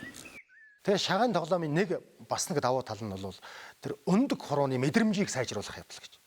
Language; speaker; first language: Mongolian; native; Mongolian